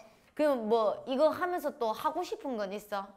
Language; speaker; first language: Korean; native; Korean